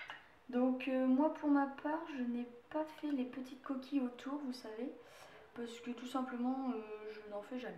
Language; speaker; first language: French; native; French